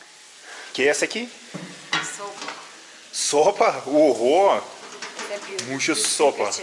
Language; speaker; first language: Spanish; non-native, learner; Russian